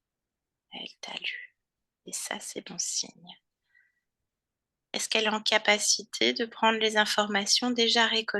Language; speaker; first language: French; native; French